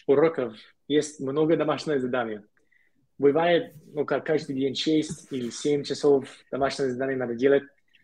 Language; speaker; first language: Russian; non-native, learner; English